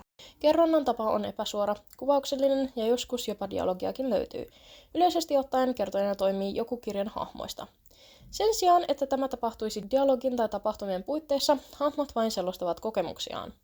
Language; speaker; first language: Finnish; native; Finnish